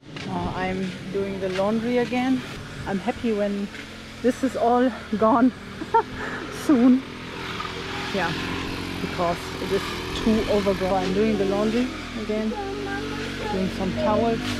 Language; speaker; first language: English; non-native, fluent; German